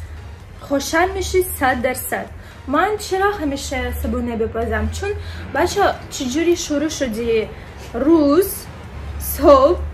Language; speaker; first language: Persian; non-native, learner; Turkish